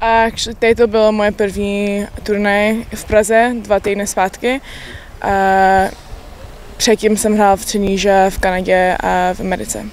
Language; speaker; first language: Czech; early bilingual, heritage; Czech